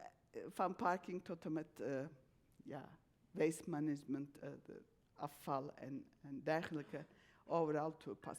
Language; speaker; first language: Dutch; non-native, fluent; Turkish